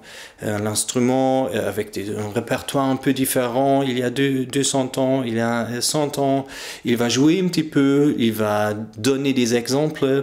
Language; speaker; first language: French; non-native, fluent; German